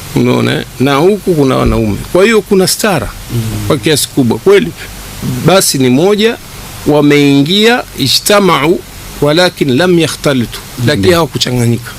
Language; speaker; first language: Swahili; native; Swahili